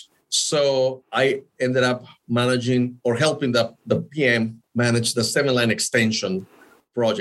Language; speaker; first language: English; non-native, fluent; Spanish